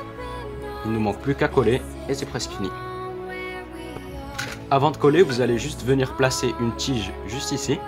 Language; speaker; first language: French; native; French